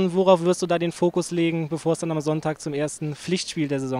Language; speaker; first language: German; native; German